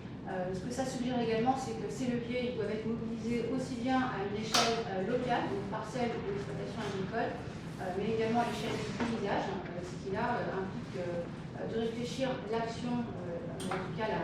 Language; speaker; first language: French; native; French